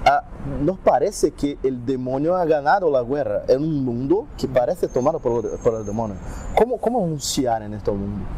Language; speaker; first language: Spanish; non-native, fluent; Portuguese